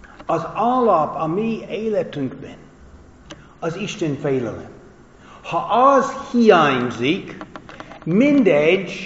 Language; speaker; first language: Hungarian; non-native, fluent; English